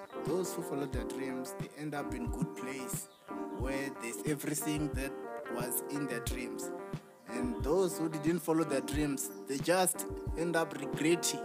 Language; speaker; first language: English; non-native, local second language; Venda